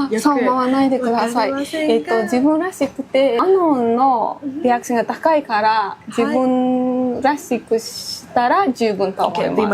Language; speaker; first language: Japanese; non-native, fluent; Mongolian